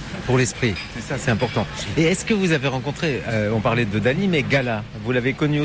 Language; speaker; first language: French; native; French